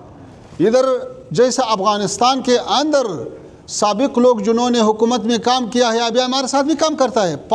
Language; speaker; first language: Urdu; non-native, learner; Pashto